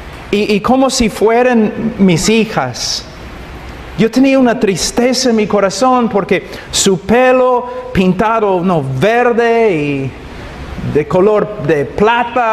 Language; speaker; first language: Spanish; non-native, fluent; English